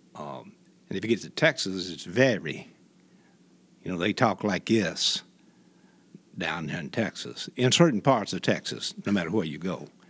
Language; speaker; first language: English; native; English